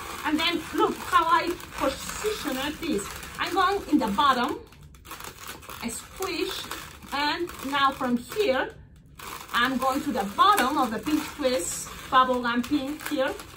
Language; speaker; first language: English; non-native, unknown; Spanish